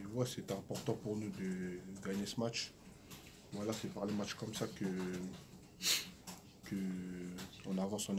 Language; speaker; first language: French; native; French